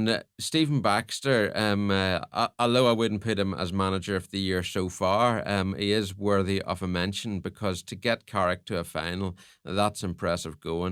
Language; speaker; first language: English; native; English